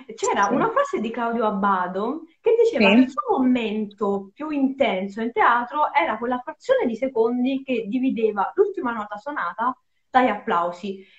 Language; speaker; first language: Italian; native; Italian